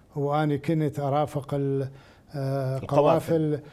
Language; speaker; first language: Arabic; native; Arabic